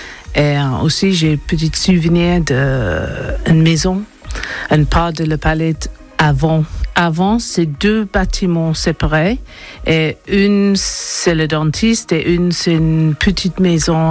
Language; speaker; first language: French; non-native, learner; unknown